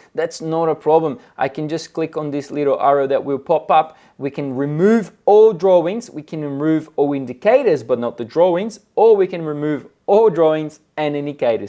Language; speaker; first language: English; non-native, fluent; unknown